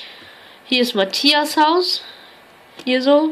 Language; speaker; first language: German; native; German